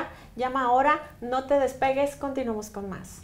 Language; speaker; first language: Spanish; native; Spanish